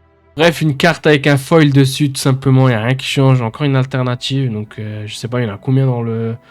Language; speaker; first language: French; native; French